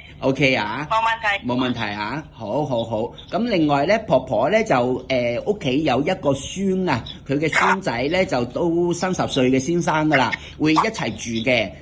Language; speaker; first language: Cantonese; native; Cantonese